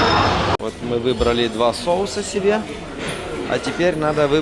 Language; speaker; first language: Russian; native; Russian